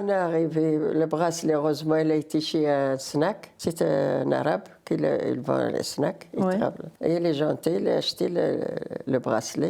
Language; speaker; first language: French; non-native, learner; Riffian